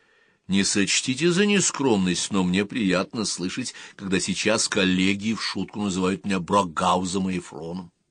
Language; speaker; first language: Russian; native; Russian